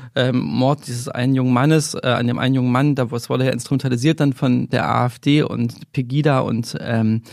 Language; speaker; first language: German; native; German